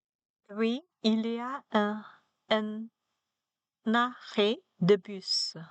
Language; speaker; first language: French; non-native, learner; Chinese